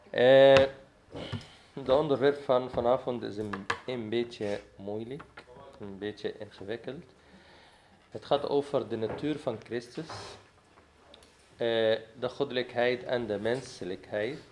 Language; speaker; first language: Dutch; non-native, fluent; Arabic